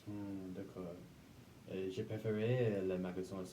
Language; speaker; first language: French; non-native, learner; English